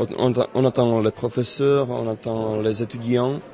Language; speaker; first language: French; non-native, fluent; Czech